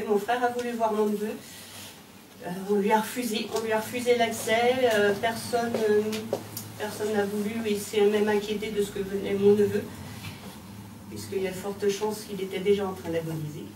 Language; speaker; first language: French; native; French